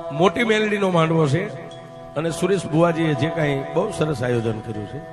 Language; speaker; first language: Gujarati; native; Gujarati